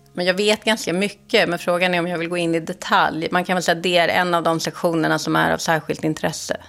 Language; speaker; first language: Swedish; native; Swedish